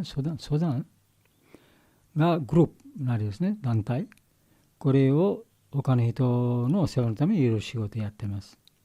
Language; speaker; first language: Japanese; non-native, learner; Bangla